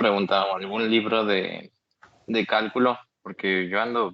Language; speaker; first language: Spanish; native; Spanish